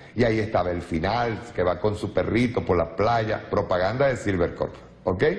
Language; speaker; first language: Spanish; native; Spanish